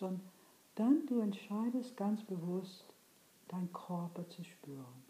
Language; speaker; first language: German; non-native, fluent; English